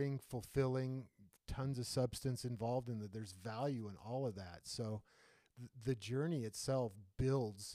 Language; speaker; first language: English; native; English